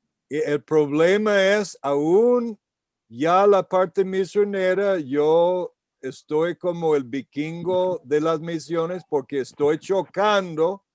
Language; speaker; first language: Spanish; non-native, fluent; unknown